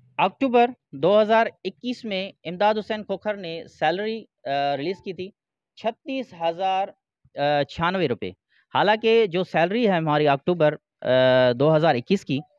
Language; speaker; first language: Urdu; non-native, local second language; Sindhi